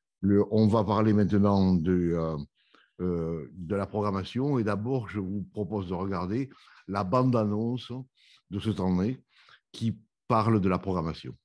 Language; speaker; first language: French; native; French